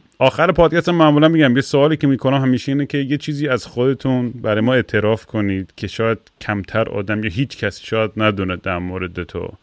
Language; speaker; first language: Persian; early bilingual, heritage; Persian